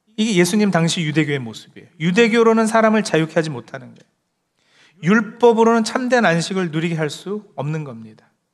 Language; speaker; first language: Korean; early bilingual, heritage; Korean